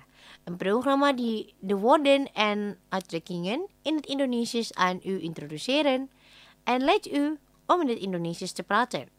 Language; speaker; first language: Dutch; non-native, fluent; Indonesian